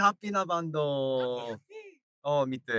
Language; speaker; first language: Japanese; non-native, learner; English